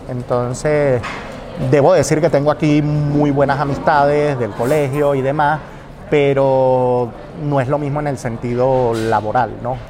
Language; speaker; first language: Spanish; native; Spanish